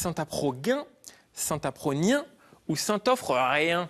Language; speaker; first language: French; native; French